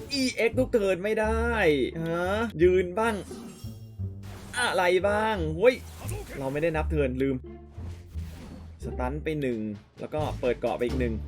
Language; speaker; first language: Thai; native; Thai